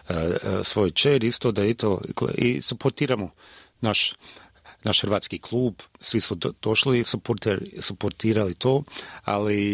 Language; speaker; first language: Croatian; early bilingual, heritage; Croatian